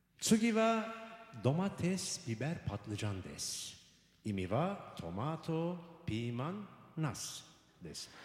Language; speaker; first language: Japanese; non-native, learner; Turkish